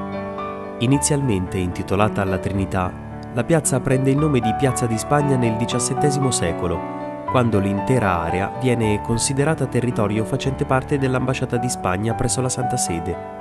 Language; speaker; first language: Italian; native; Italian